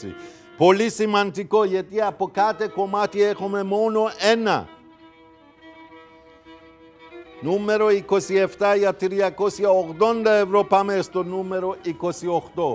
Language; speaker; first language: Greek; non-native, fluent; Persian